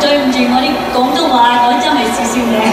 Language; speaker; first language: Cantonese; early bilingual, heritage; English